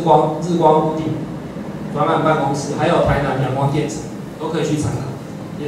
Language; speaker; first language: Chinese; native; Chinese